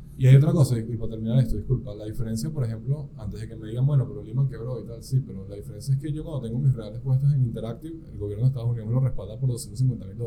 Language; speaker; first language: Spanish; native; Spanish